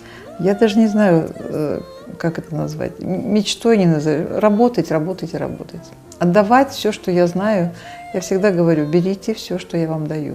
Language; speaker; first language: Russian; native; Russian